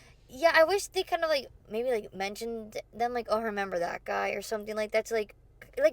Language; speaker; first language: English; native; English